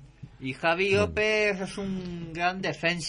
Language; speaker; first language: Spanish; native; Spanish